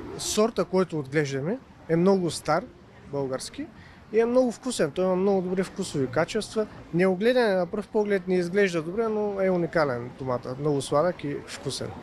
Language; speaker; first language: Bulgarian; native; Bulgarian